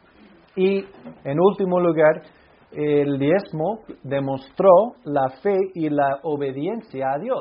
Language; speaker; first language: Spanish; non-native, fluent; English